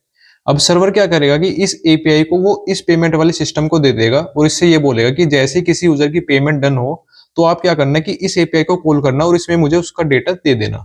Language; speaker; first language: Hindi; native; Hindi